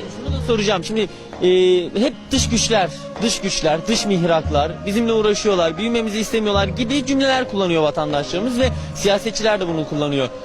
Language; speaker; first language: Turkish; native; Turkish